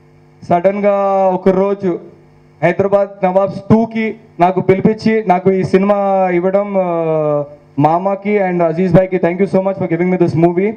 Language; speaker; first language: Telugu; non-native, local second language; Hindi